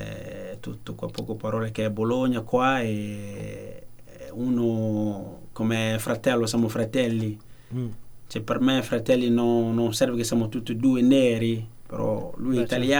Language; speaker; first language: Italian; non-native, learner; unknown